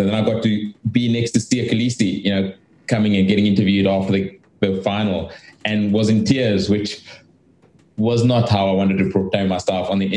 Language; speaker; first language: English; native; English